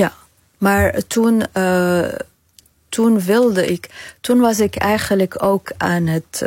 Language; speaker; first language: Dutch; non-native, fluent; Arabic